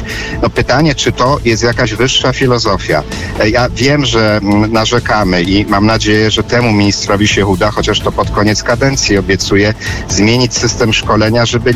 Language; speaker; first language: Polish; native; Polish